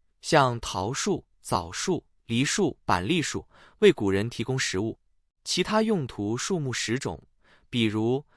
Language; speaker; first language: Chinese; native; Chinese